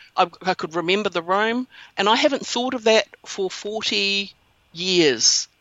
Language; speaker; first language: English; native; English